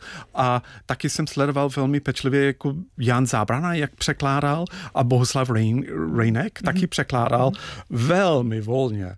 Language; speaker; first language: Czech; non-native, fluent; English